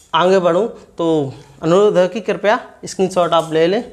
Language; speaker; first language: Hindi; native; Hindi